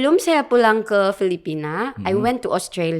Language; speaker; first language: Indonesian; non-native, learner; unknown